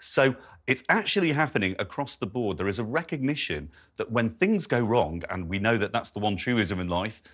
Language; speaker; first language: English; native; English